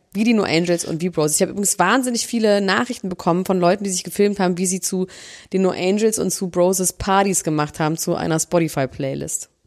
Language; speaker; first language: German; native; German